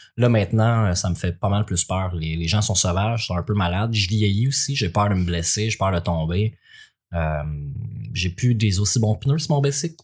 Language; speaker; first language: French; native; French